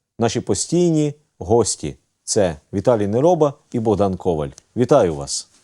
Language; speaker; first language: Ukrainian; native; Ukrainian